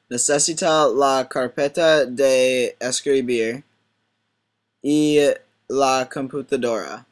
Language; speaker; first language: Spanish; non-native, learner; English